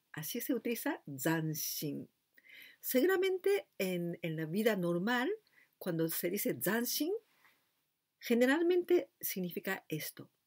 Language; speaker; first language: Spanish; non-native, fluent; Japanese